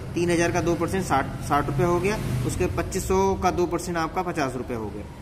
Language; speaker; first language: Hindi; native; Hindi